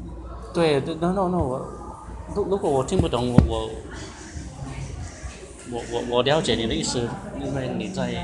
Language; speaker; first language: Chinese; non-native, learner; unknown